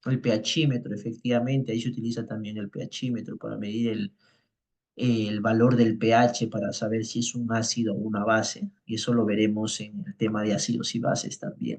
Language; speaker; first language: Spanish; native; Spanish